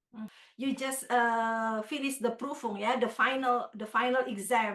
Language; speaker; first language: English; non-native, fluent; Indonesian